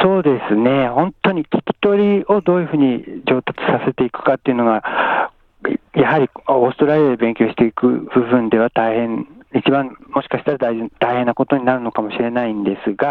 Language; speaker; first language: Japanese; native; Japanese